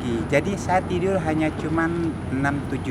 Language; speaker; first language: Indonesian; native; Indonesian